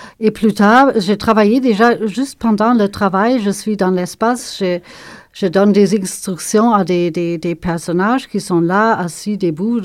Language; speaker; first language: French; non-native, fluent; German